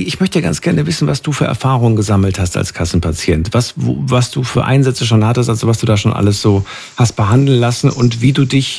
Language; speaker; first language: German; native; German